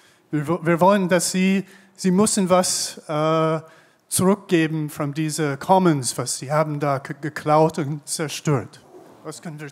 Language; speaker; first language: German; non-native, fluent; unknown